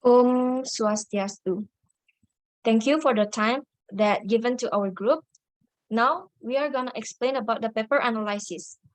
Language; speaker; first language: English; non-native, learner; Indonesian